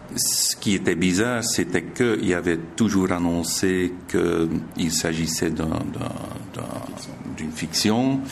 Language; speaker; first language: French; native; French